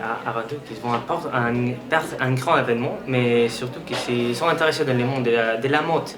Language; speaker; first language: French; non-native, learner; Spanish